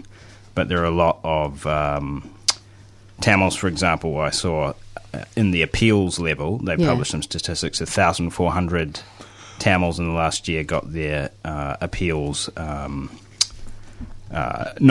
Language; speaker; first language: English; native; English